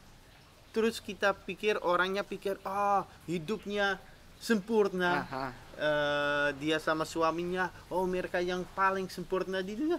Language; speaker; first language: Indonesian; non-native, fluent; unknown